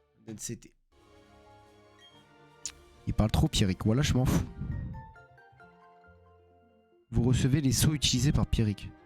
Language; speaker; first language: French; native; French